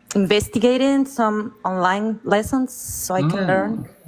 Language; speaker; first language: English; non-native, fluent; Spanish